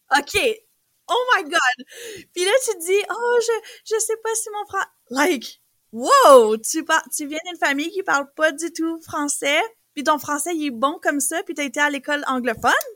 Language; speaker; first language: French; native; French